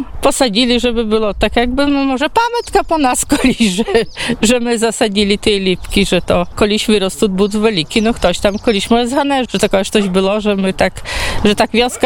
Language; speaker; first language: Polish; non-native, local second language; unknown